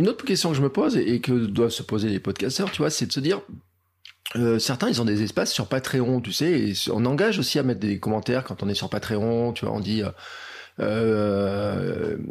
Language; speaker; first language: French; native; French